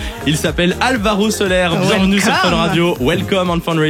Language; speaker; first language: French; native; French